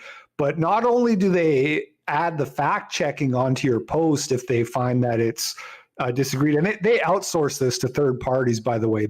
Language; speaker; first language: English; native; English